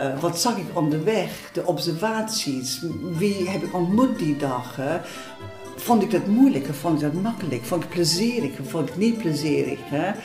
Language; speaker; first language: Dutch; non-native, fluent; English